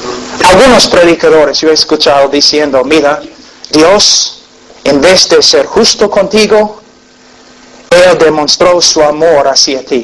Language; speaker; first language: Spanish; non-native, fluent; English